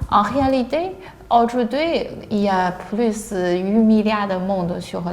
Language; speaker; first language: French; non-native, learner; Chinese